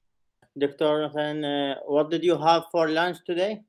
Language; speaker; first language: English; non-native, learner; Arabic